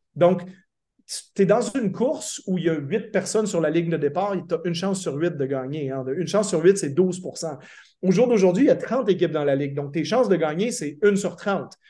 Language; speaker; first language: French; native; French